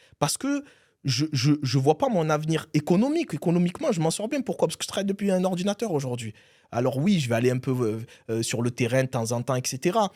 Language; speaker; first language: French; early bilingual, other home language; Arabic